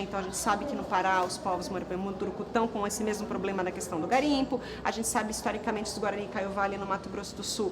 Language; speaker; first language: Portuguese; native; Portuguese